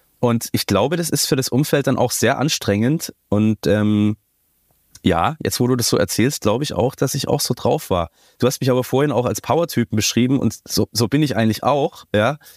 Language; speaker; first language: German; native; German